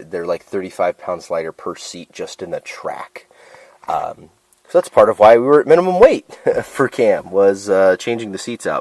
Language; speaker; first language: English; native; English